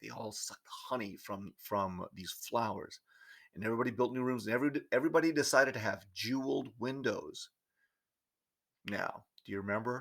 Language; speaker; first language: English; native; English